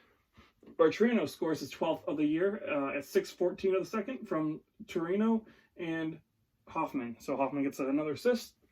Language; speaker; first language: English; native; English